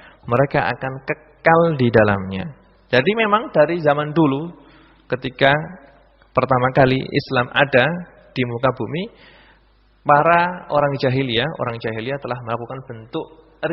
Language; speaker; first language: Indonesian; native; Indonesian